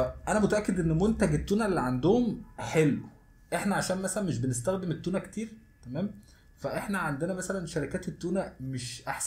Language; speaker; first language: Arabic; native; Arabic